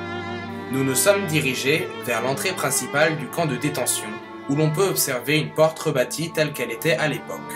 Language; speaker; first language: French; native; French